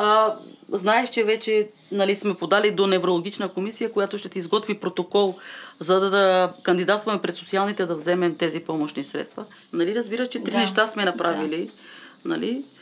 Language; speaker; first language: Bulgarian; native; Bulgarian